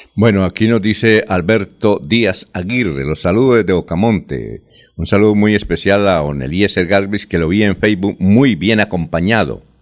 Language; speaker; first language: Spanish; native; Spanish